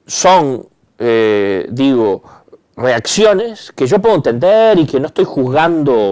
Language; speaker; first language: Spanish; native; Spanish